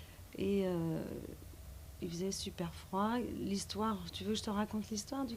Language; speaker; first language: French; native; French